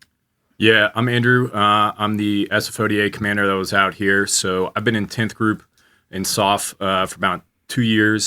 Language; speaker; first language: English; native; English